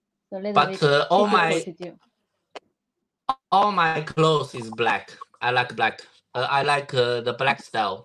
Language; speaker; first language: English; non-native, learner; Chinese